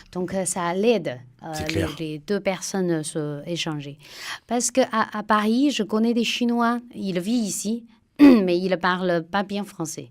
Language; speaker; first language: French; non-native, fluent; Chinese